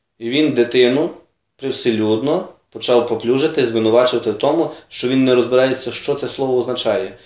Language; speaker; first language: Ukrainian; native; Ukrainian